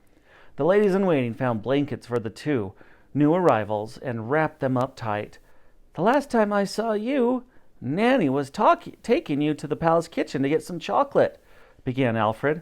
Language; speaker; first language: English; native; English